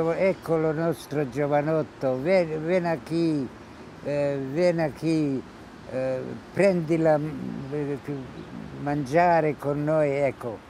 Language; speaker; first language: Italian; non-native, learner; Ladino